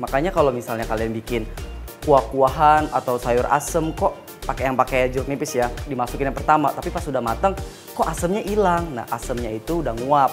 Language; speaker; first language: Indonesian; native; Indonesian